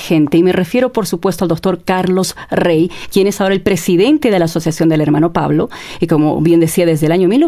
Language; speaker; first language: Spanish; native; Spanish